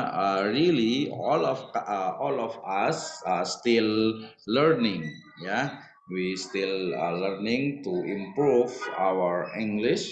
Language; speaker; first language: English; non-native, learner; Indonesian